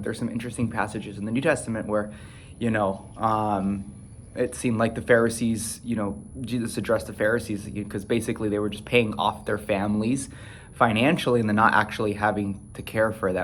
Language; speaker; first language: English; native; English